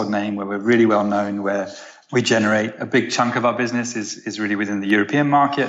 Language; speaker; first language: English; native; English